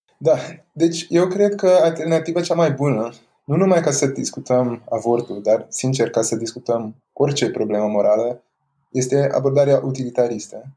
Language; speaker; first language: Romanian; non-native, fluent; Portuguese